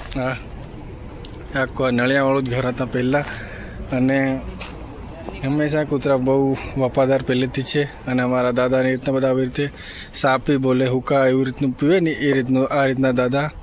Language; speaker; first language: Gujarati; non-native, local second language; Bhili